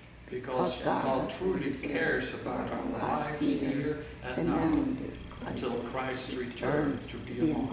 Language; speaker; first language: English; native; English